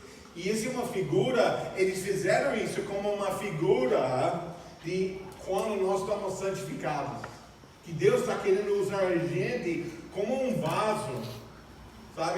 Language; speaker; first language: Portuguese; non-native, fluent; English